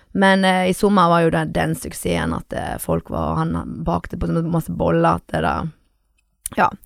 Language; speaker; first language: Norwegian; native; Norwegian